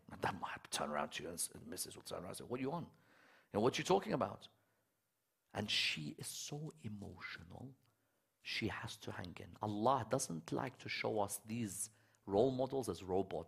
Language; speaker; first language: English; native; English